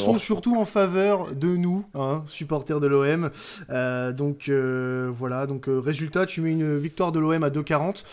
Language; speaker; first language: French; native; French